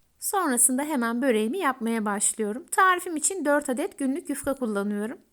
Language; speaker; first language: Turkish; native; Turkish